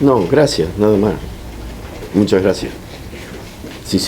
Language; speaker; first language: Spanish; native; Spanish